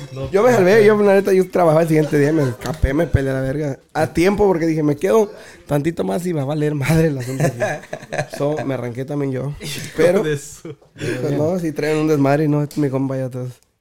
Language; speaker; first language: Spanish; early bilingual, heritage; Spanish